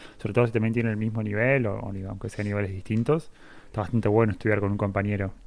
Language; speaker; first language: Spanish; native; Spanish